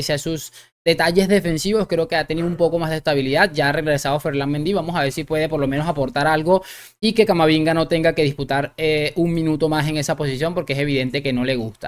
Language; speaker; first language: Spanish; native; Spanish